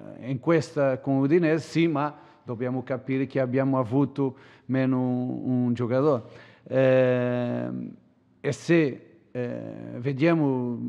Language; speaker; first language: Italian; non-native, learner; Portuguese